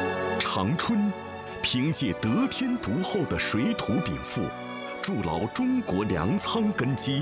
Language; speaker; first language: Chinese; native; Chinese